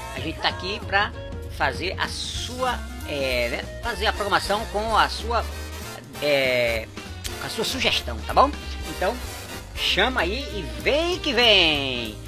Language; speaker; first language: Portuguese; native; Portuguese